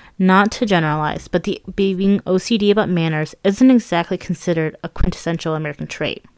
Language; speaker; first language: English; early bilingual, other home language; Persian